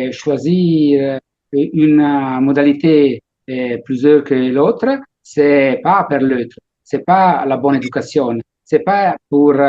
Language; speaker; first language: French; non-native, learner; Italian